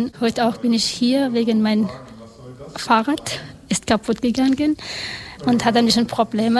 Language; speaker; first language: German; non-native, learner; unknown